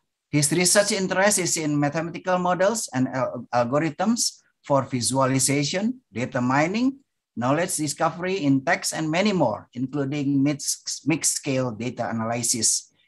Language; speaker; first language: English; non-native, fluent; Indonesian